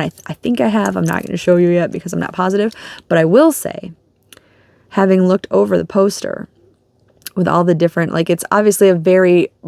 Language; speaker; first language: English; native; English